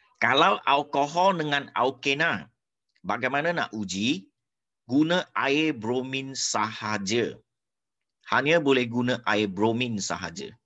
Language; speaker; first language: Malay; non-native, local second language; Chinese